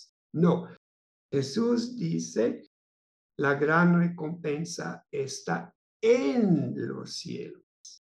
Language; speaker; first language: Spanish; non-native, fluent; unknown